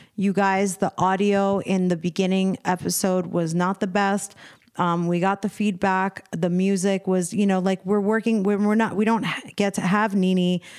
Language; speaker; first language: English; native; English